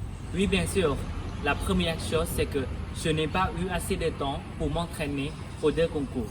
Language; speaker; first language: French; non-native, fluent; Thai